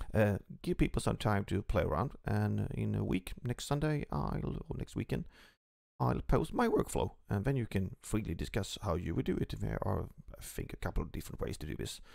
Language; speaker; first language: English; non-native, fluent; Swedish